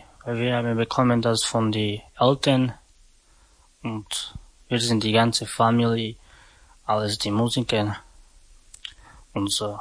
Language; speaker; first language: German; non-native, learner; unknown